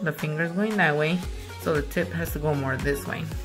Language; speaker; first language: English; early bilingual, other home language; Spanish